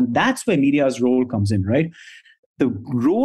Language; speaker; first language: English; non-native, local second language; Hindi